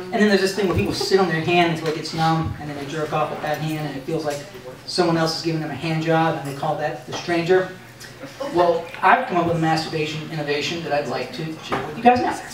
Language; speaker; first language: English; native; English